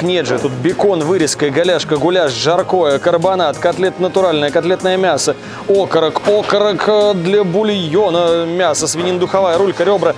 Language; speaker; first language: Russian; native; Russian